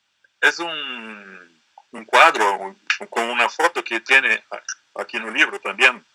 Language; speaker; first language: Spanish; non-native, learner; Portuguese